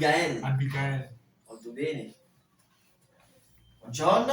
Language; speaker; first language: Italian; non-native, fluent; French